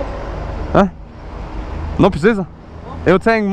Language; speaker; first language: Portuguese; non-native, learner; English